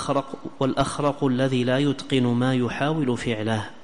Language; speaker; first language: Arabic; native; Arabic